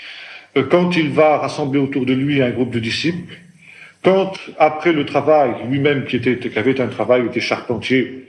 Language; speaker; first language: French; native; French